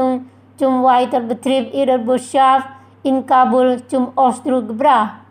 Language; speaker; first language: German; non-native, fluent; Indonesian